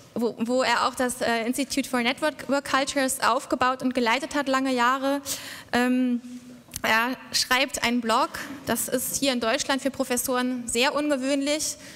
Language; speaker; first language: German; native; German